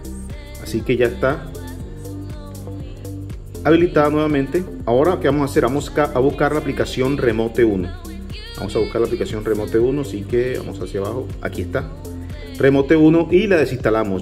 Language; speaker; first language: Spanish; native; Spanish